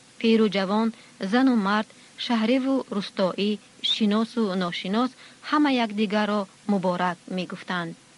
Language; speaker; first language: Persian; native; Persian